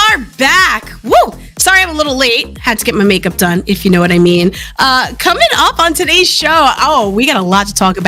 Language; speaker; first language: English; native; English